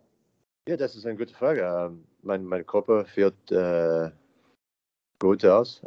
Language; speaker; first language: German; non-native, learner; English